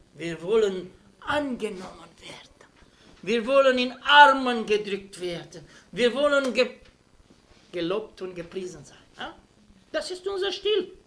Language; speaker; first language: German; non-native, fluent; Romanian